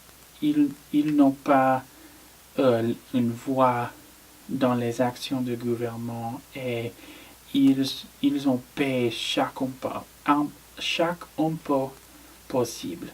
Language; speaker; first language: French; non-native, learner; English